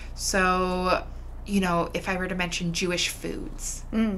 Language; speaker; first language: English; native; English